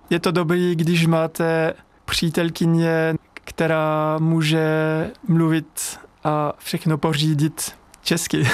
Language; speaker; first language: Czech; non-native, learner; French